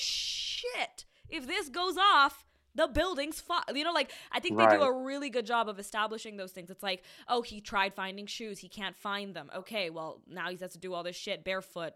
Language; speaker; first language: English; non-native, local second language; Hindi